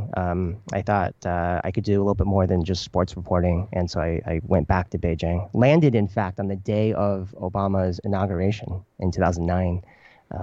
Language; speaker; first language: English; early bilingual, other home language; Chinese